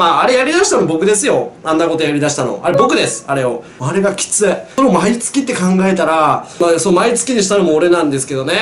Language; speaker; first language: Japanese; native; Japanese